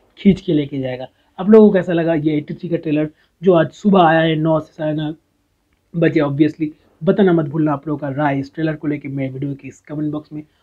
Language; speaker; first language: Hindi; non-native, local second language; Bangla